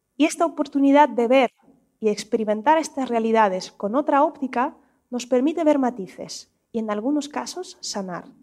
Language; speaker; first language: Spanish; non-native, fluent; Russian